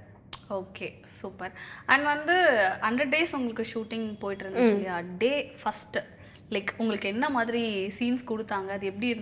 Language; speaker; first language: Tamil; native; Tamil